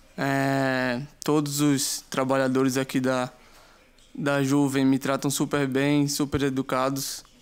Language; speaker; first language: Portuguese; native; Portuguese